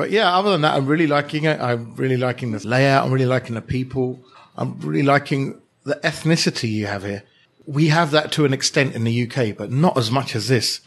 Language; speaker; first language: English; early bilingual, other home language; Hindi